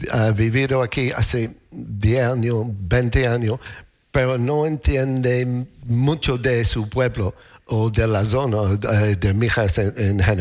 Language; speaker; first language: Spanish; non-native, learner; English